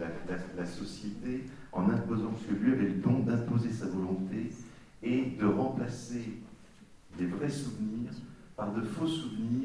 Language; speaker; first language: French; native; French